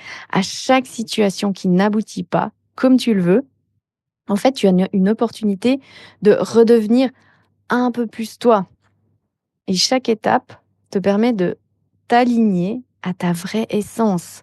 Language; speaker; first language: French; native; French